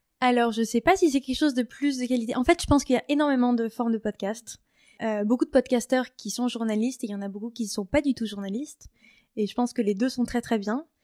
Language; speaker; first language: French; native; French